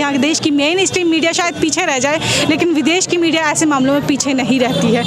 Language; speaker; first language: Hindi; native; Hindi